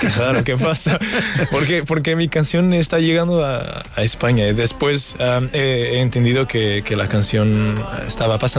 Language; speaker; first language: Spanish; non-native, fluent; Portuguese